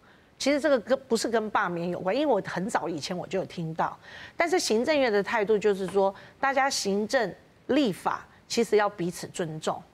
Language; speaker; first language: Chinese; native; Chinese